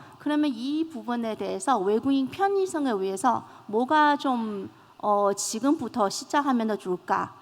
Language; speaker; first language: Korean; non-native, fluent; Chinese